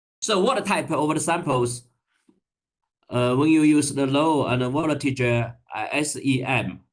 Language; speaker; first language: English; non-native, learner; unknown